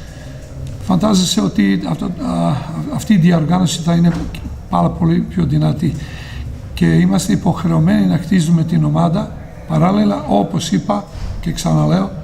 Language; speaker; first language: Greek; non-native, fluent; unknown